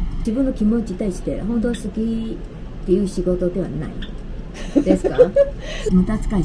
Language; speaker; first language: Japanese; non-native, learner; Chinese